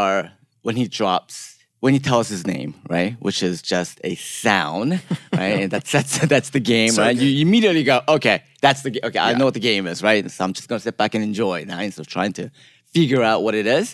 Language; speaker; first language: English; early bilingual, other home language; Korean